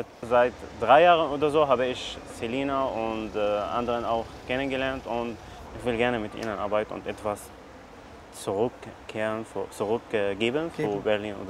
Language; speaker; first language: German; non-native, learner; Arabic